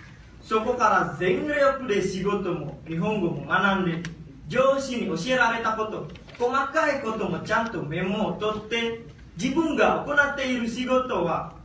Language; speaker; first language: Japanese; non-native, learner; Indonesian